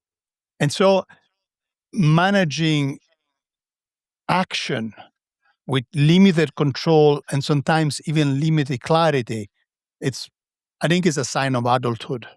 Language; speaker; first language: English; non-native, fluent; Italian